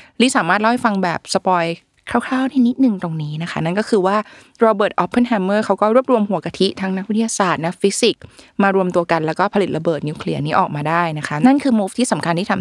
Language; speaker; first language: Thai; native; Thai